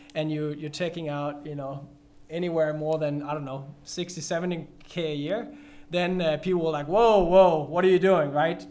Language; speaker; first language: English; non-native, fluent; Danish